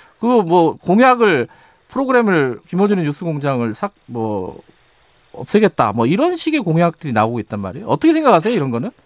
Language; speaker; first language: Korean; native; Korean